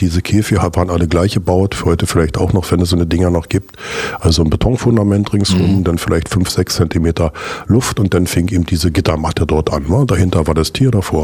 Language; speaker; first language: German; native; German